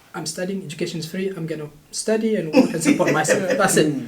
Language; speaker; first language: English; non-native, fluent; Oromo